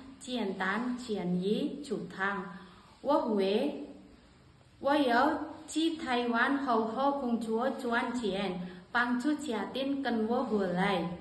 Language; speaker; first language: Chinese; non-native, learner; Indonesian